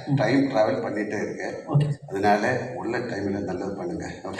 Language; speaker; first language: Tamil; non-native, learner; Malayalam